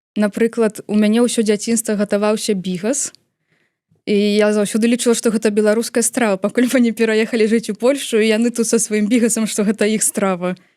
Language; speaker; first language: Belarusian; native; Belarusian